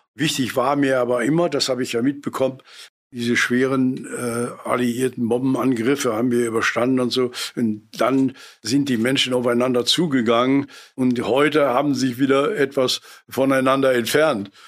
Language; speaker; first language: German; native; German